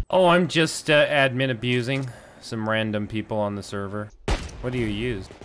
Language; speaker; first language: English; native; English